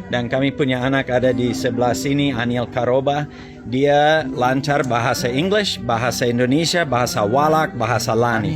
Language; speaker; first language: Indonesian; non-native, fluent; English